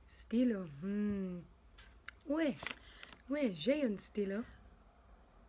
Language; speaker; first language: French; non-native, learner; English